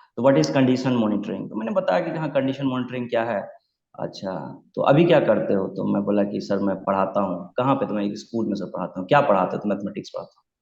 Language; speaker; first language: Hindi; native; Hindi